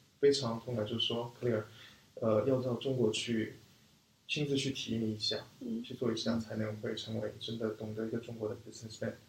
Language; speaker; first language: Chinese; early bilingual, other home language; Korean